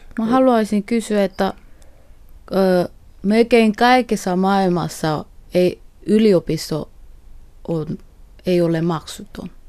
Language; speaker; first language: Finnish; non-native, learner; Korean